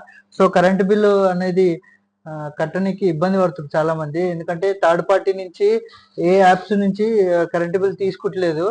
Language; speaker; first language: Telugu; native; Telugu